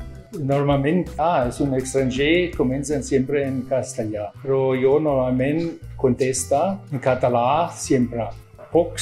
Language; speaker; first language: Catalan; non-native, learner; German